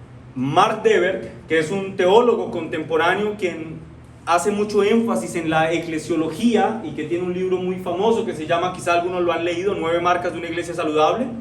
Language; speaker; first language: Spanish; native; Spanish